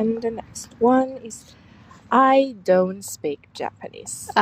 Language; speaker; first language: English; non-native, fluent; Korean